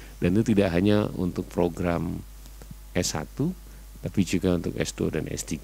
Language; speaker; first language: Indonesian; native; Indonesian